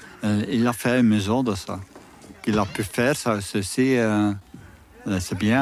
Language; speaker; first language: French; non-native, local second language; Dutch